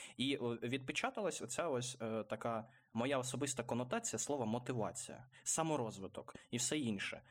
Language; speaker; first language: Ukrainian; non-native, local second language; Russian